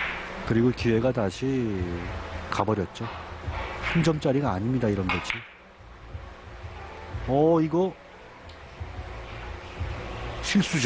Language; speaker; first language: Korean; native; Korean